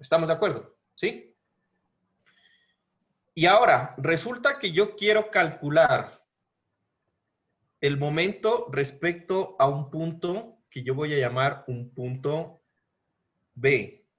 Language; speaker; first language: Spanish; native; Spanish